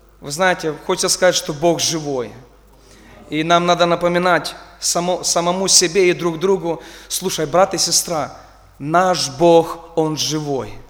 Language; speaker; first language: Russian; non-native, local second language; Ukrainian